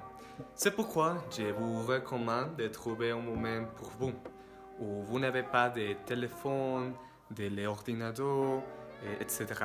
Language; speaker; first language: French; non-native, learner; Spanish